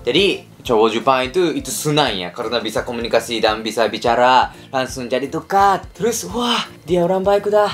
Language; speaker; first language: Indonesian; non-native, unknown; Japanese